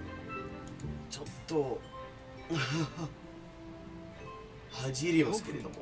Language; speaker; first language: Japanese; non-native, fluent; English